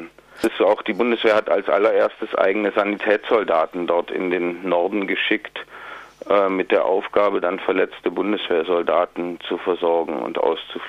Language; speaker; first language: German; native; German